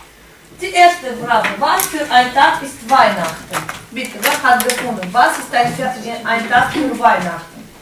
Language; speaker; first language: German; non-native, fluent; Russian